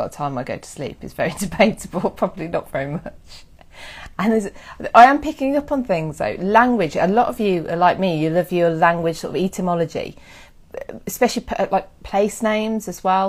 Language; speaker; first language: English; native; English